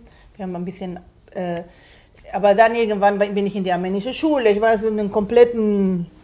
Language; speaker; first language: German; non-native, fluent; Spanish